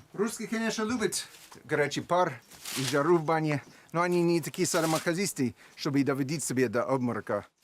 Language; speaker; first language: Russian; non-native, fluent; English